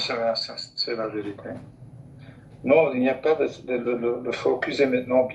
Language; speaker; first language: French; non-native, local second language; Dutch